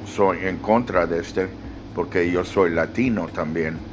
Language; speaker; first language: Spanish; early bilingual, other home language; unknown